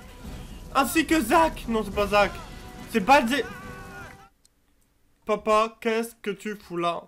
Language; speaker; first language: French; native; French